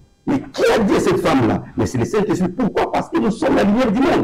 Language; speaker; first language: French; non-native, local second language; Lingala